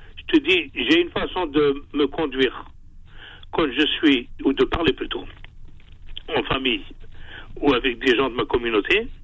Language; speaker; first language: French; non-native, local second language; Kabyle